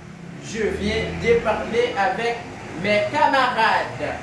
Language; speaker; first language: French; non-native, fluent; Spanish